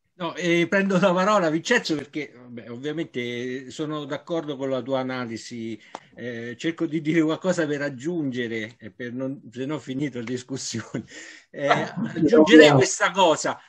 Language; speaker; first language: Italian; native; Italian